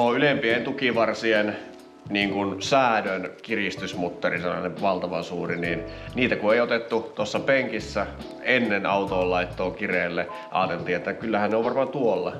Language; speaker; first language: Finnish; native; Finnish